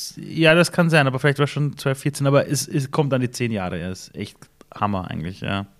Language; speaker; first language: German; early bilingual, other home language; Persian